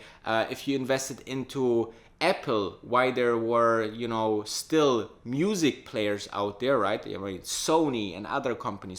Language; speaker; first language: English; non-native, fluent; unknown